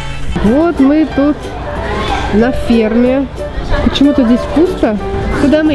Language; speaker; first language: Russian; native; Russian